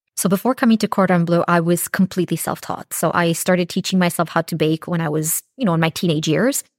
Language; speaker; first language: English; early bilingual, other home language; Romanian